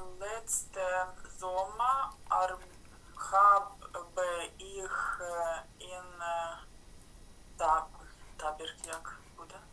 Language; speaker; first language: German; non-native, learner; Ukrainian